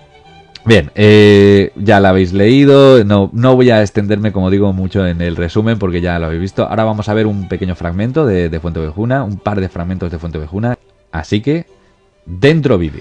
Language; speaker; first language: Spanish; native; Spanish